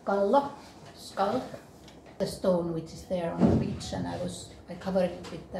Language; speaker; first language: English; non-native, fluent; Finnish